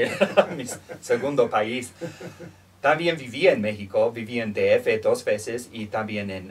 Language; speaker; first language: Spanish; non-native, fluent; English